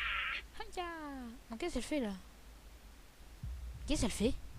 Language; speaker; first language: French; native; French